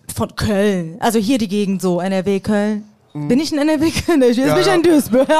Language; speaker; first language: German; early bilingual, other home language; Persian